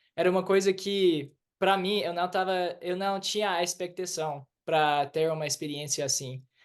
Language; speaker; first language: Portuguese; non-native, fluent; English